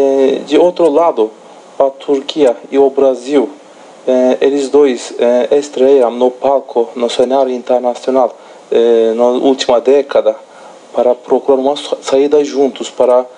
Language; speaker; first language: Portuguese; non-native, fluent; Turkish